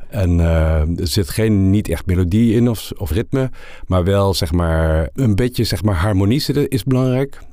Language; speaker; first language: Dutch; native; Dutch